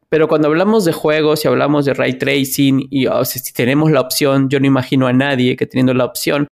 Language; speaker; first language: Spanish; native; Spanish